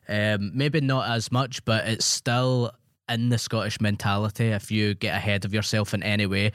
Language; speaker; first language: English; native; English